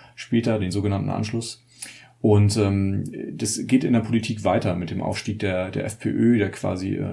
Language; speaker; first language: German; native; German